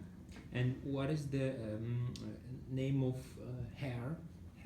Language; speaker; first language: English; non-native, learner; Ukrainian